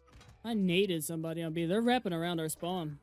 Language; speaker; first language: English; native; English